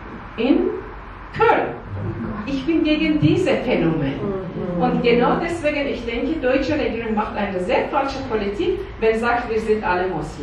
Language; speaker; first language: German; non-native, learner; Persian